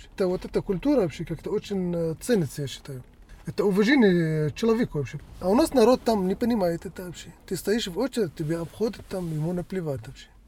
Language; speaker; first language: Russian; non-native, fluent; Arabic